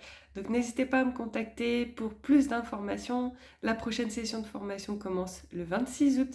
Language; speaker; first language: French; native; French